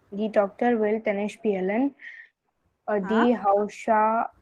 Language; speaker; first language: German; non-native, learner; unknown